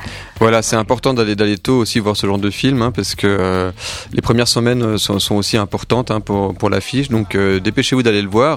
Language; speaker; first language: French; native; French